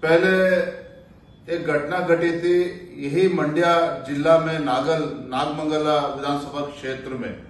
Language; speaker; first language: Hindi; non-native, local second language; Kannada